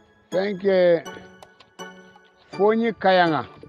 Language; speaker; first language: English; non-native, local second language; Mandingo